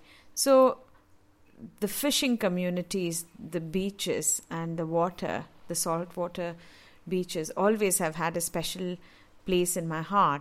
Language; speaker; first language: English; non-native, local second language; Tamil